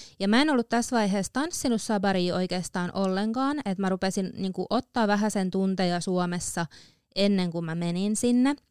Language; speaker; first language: Finnish; native; Finnish